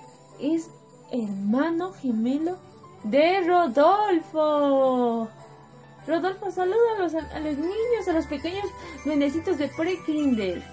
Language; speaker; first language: Spanish; native; Spanish